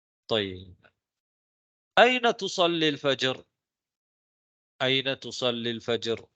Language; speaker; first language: Arabic; non-native, fluent; Tamil